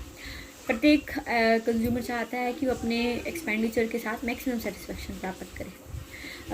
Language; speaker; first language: Hindi; native; Hindi